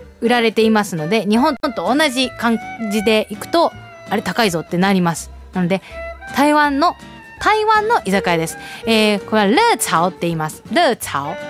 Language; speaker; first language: Japanese; early bilingual, heritage; Japanese